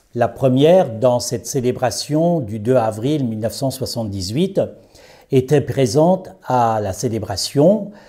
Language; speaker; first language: French; native; French